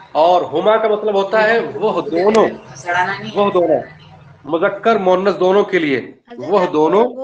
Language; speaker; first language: Urdu; native; Urdu